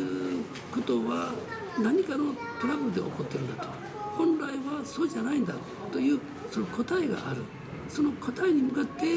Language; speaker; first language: Japanese; early bilingual, other home language; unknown